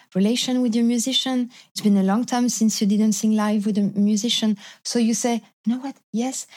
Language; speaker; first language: English; non-native, fluent; French